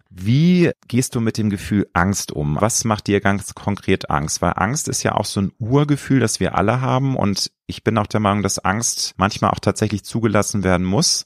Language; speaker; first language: German; native; German